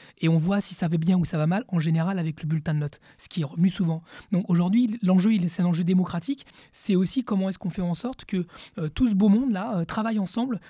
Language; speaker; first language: French; early bilingual, other home language; Spanish